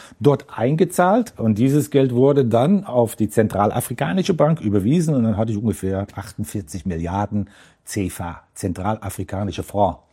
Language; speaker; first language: German; non-native, fluent; Dutch